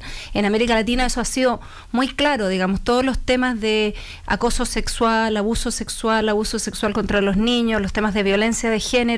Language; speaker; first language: Spanish; native; Spanish